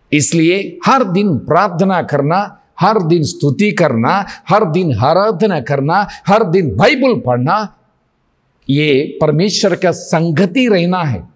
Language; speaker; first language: Hindi; non-native, local second language; Telugu